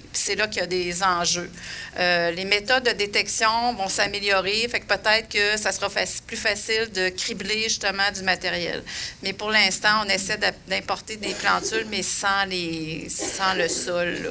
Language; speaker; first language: French; native; French